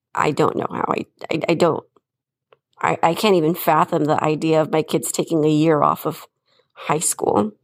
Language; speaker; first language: English; early bilingual, other home language; Spanish